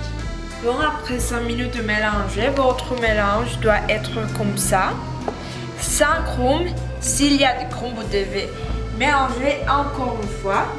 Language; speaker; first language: French; non-native, learner; Spanish